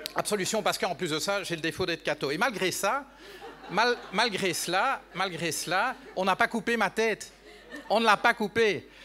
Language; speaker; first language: French; native; French